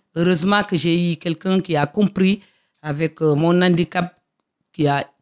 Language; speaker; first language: French; non-native, local second language; Fula